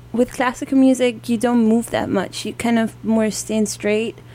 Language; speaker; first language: English; non-native, fluent; German